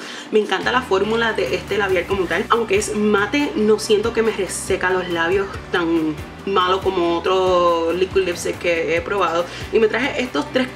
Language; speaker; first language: Spanish; native; Spanish